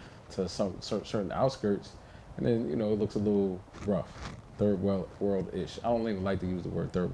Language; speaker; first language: English; native; English